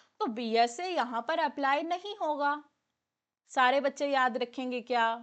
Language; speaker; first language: Hindi; non-native, local second language; Punjabi